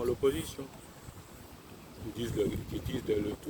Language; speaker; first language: French; native; French